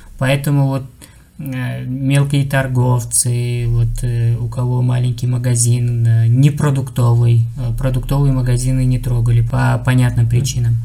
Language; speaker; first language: Russian; non-native, local second language; Uzbek